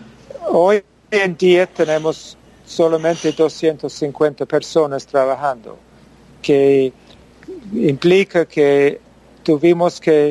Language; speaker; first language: Spanish; non-native, fluent; English